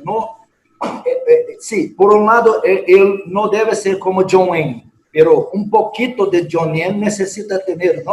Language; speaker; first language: Spanish; non-native, fluent; Portuguese